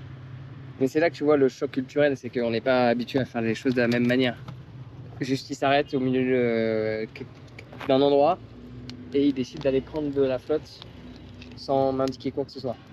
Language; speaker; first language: French; native; French